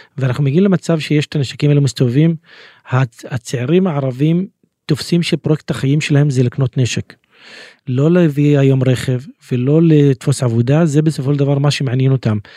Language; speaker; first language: Hebrew; non-native, local second language; Arabic